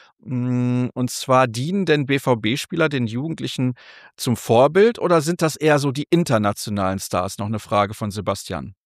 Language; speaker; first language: German; native; German